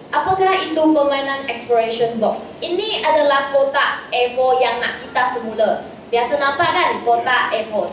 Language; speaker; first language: Malay; non-native, local second language; Chinese